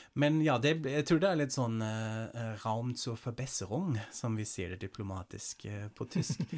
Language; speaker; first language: Norwegian; non-native, fluent; German